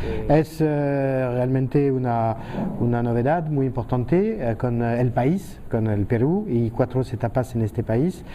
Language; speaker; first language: Spanish; non-native, fluent; French